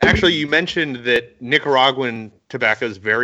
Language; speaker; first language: English; native; English